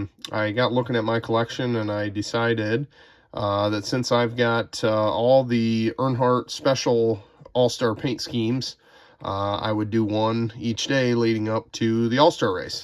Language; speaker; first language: English; native; English